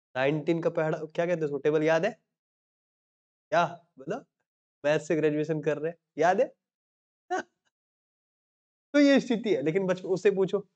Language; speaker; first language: Hindi; native; Hindi